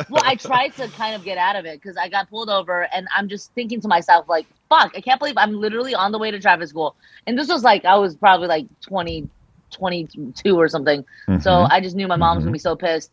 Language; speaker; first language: English; early bilingual, other home language; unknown